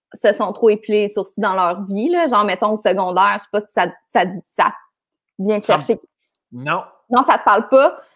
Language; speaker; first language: French; native; French